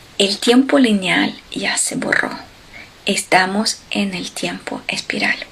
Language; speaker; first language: Spanish; non-native, fluent; Ukrainian